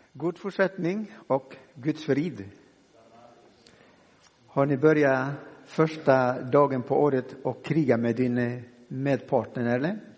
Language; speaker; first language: Swedish; non-native, fluent; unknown